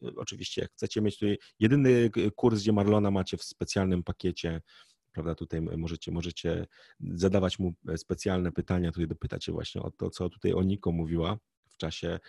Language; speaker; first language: Polish; native; Polish